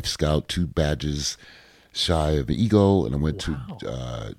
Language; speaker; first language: English; native; English